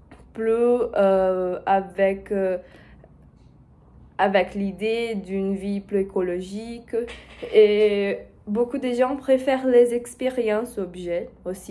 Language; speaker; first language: French; non-native, learner; Portuguese